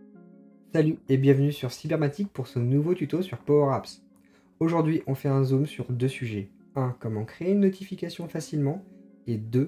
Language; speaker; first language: French; native; French